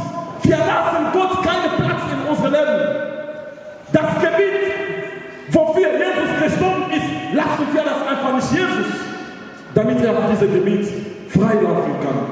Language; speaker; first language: German; non-native, learner; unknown